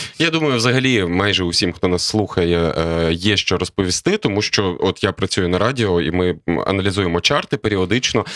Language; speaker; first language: Ukrainian; native; Ukrainian